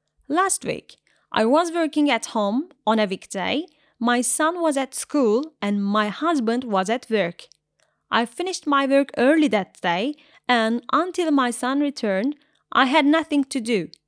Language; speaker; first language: English; non-native, fluent; Turkish